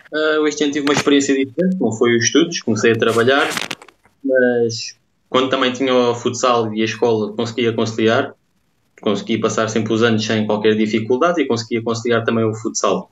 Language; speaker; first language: Portuguese; native; Portuguese